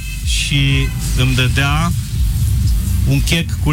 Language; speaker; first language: Romanian; native; Romanian